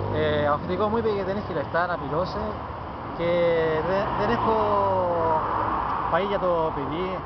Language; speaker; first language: Greek; non-native, learner; Spanish